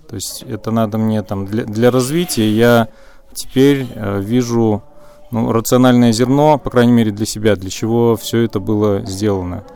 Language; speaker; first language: Russian; native; Russian